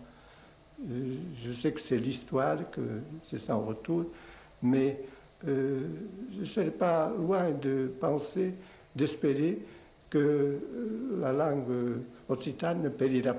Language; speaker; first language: French; non-native, local second language; Occitan